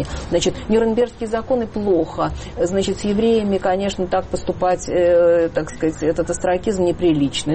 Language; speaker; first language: Russian; native; Russian